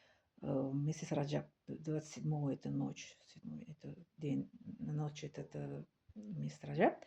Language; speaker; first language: Russian; non-native, learner; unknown